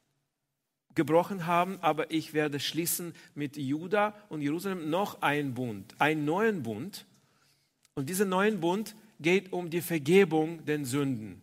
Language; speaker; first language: German; non-native, fluent; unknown